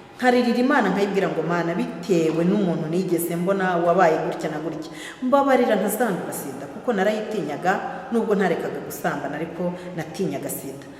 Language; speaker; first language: Kinyarwanda; native; Kinyarwanda